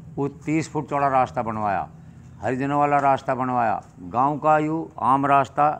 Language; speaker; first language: Hindi; native; Hindi